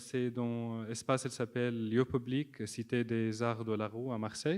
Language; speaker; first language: French; non-native, fluent; Arabic